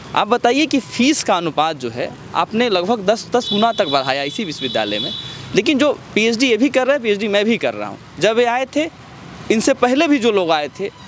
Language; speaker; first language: Hindi; native; Hindi